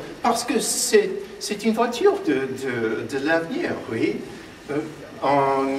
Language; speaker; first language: French; non-native, fluent; English